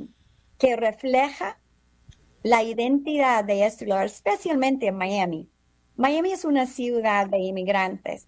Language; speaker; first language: Spanish; non-native, fluent; English